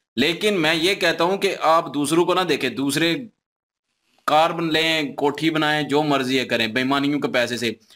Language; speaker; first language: Urdu; non-native, local second language; Punjabi